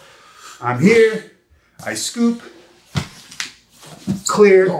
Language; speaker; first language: English; native; English